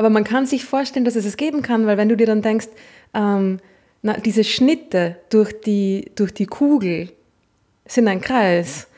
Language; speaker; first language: German; native; German